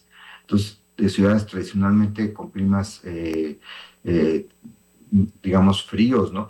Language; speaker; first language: Spanish; native; Spanish